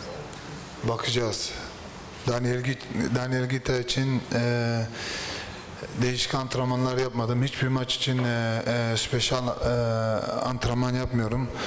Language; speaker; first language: Turkish; early bilingual, heritage; Turkish